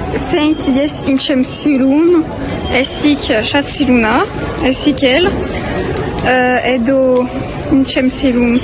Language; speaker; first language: Armenian; early bilingual, heritage; Armenian